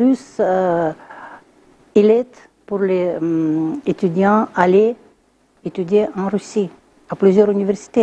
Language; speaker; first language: French; non-native, learner; Russian